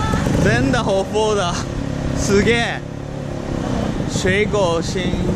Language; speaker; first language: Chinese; non-native, learner; Japanese